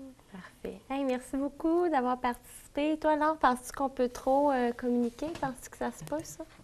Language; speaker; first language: French; native; French